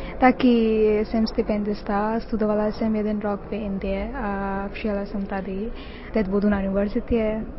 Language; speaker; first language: Czech; non-native, learner; Hindi